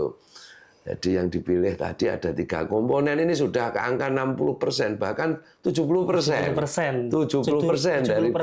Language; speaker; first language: Indonesian; non-native, local second language; Javanese